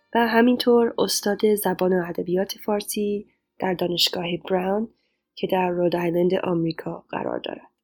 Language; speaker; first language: Persian; non-native, fluent; English